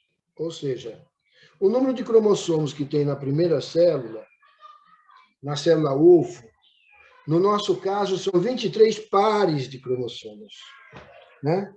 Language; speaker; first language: Portuguese; native; Portuguese